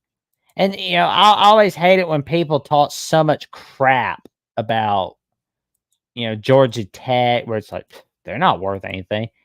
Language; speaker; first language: English; native; English